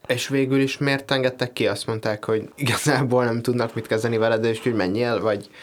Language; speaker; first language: Hungarian; native; Hungarian